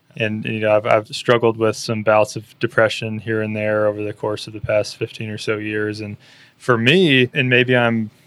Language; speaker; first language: English; native; English